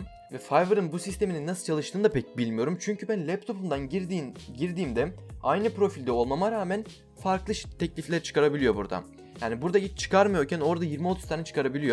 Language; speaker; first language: Turkish; native; Turkish